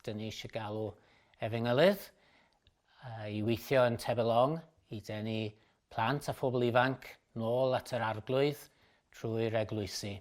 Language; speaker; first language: Welsh; native; Welsh